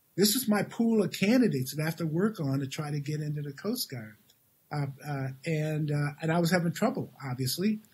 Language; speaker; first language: English; native; English